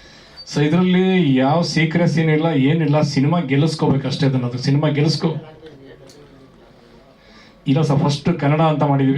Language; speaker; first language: Kannada; native; Kannada